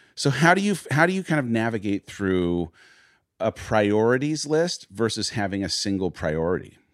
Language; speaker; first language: English; native; English